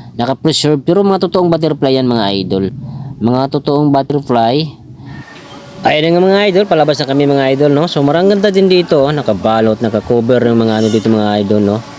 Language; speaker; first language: Filipino; non-native, local second language; Cebuano